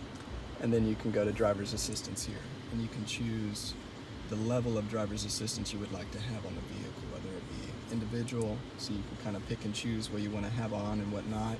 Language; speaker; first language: English; native; English